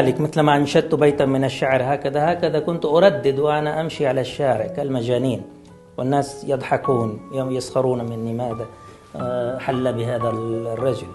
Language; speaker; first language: Arabic; non-native, fluent; Hindi